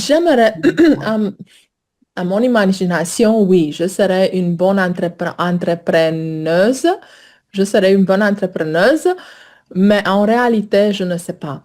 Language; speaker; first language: French; non-native, fluent; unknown